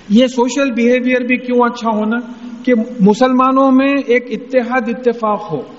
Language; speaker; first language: Urdu; native; Urdu